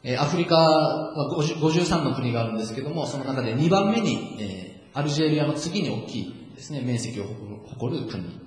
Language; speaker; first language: Japanese; native; Japanese